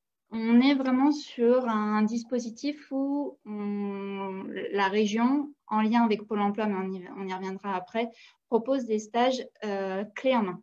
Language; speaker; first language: French; native; French